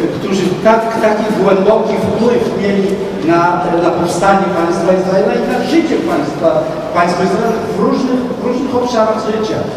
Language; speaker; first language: Polish; non-native, learner; Hebrew